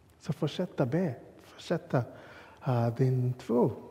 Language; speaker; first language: Swedish; non-native, learner; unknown